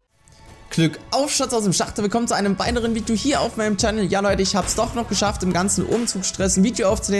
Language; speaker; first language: German; native; German